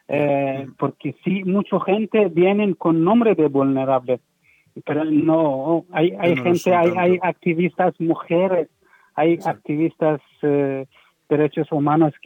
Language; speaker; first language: Spanish; non-native, learner; Persian